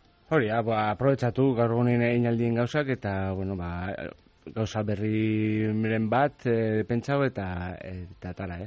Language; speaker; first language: Basque; native; Basque